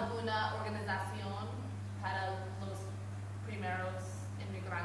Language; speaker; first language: Spanish; non-native, learner; English